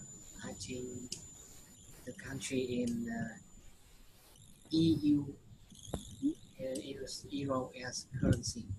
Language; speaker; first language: English; non-native, learner; Vietnamese